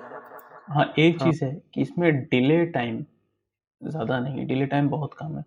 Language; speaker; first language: Hindi; native; Hindi